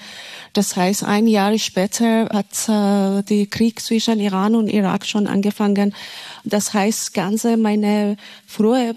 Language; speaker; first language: German; non-native, fluent; Persian